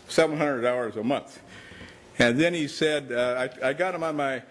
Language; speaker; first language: English; native; English